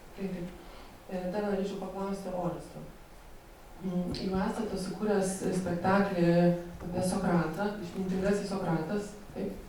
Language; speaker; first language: Lithuanian; native; Lithuanian